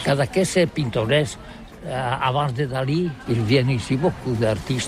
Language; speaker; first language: French; non-native, learner; Catalan